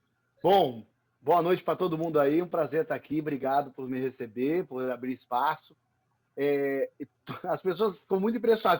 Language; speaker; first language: Portuguese; native; Portuguese